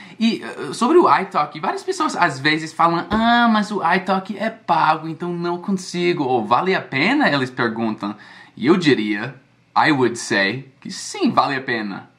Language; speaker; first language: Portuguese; non-native, fluent; English